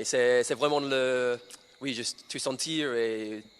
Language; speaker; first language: French; non-native, learner; English